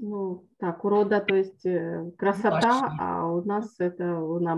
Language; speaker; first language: Polish; non-native, learner; Ukrainian